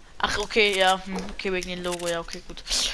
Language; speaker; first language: German; native; German